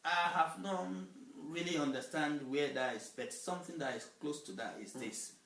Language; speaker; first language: English; non-native, local second language; Yoruba